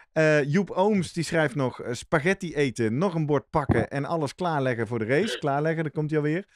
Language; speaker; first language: Dutch; native; Dutch